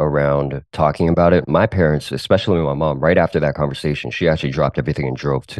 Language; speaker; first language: English; early bilingual, other home language; Cantonese